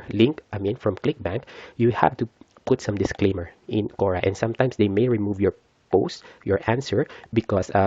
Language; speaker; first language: English; non-native, fluent; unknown